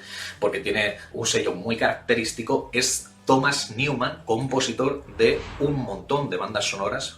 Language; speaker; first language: Spanish; native; Spanish